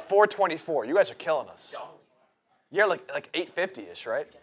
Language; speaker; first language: English; native; English